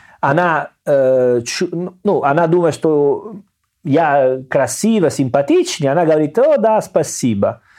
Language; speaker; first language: Russian; non-native, learner; Italian